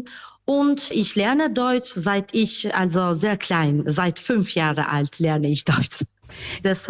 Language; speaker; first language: German; non-native, fluent; Albanian